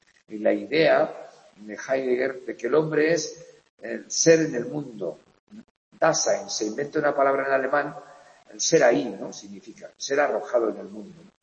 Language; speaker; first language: Spanish; native; Spanish